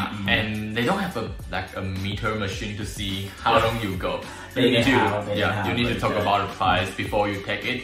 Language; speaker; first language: English; non-native, learner; Chinese